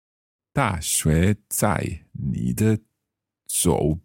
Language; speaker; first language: Chinese; non-native, learner; English